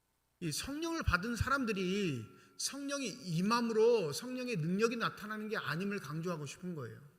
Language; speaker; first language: Korean; native; Korean